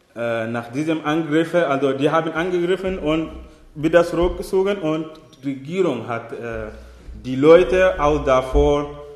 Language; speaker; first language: German; non-native, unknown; Arabic